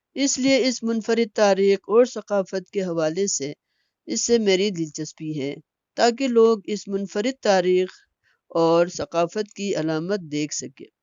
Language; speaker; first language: Urdu; non-native, local second language; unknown